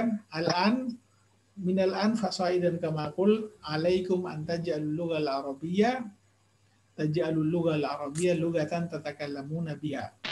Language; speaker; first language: Arabic; non-native, fluent; Indonesian